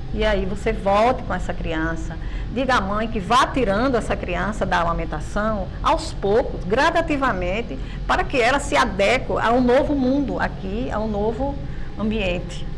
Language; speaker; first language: Portuguese; native; Portuguese